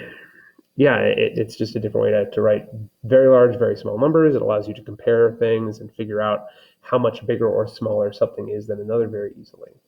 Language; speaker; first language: English; native; English